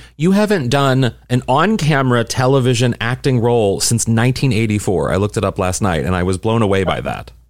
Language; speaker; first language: English; native; English